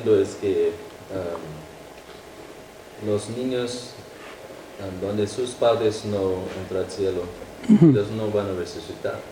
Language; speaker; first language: Spanish; non-native, fluent; English